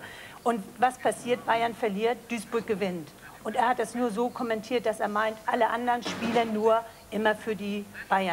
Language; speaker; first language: German; native; German